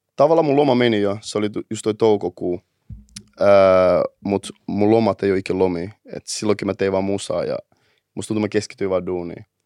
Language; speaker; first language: Finnish; native; Finnish